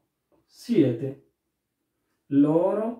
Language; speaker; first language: Italian; non-native, fluent; Urdu